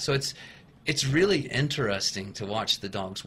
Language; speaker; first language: English; native; English